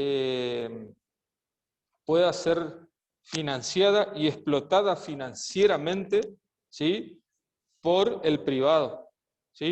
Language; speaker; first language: Spanish; native; Spanish